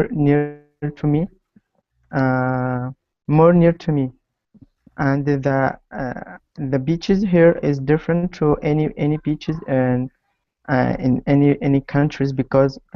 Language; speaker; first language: English; non-native, learner; Arabic